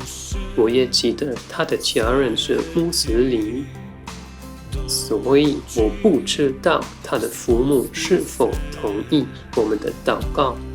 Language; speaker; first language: Chinese; non-native, fluent; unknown